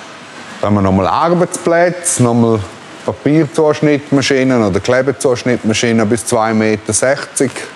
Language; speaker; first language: German; native; German